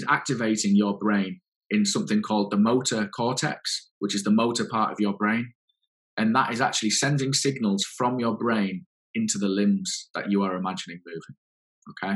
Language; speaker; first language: English; native; English